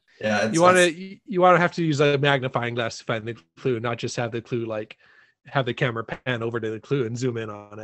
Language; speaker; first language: English; native; English